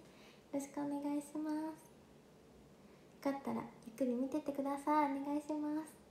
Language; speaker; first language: Japanese; native; Japanese